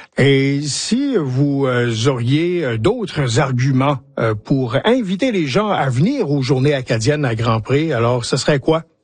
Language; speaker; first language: French; native; French